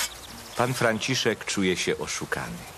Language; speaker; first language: Polish; native; Polish